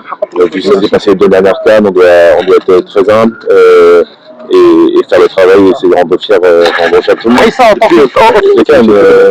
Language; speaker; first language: French; native; French